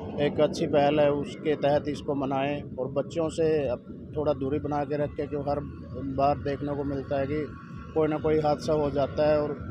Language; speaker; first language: Hindi; native; Hindi